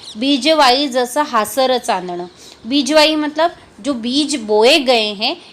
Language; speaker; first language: Hindi; non-native, local second language; Marathi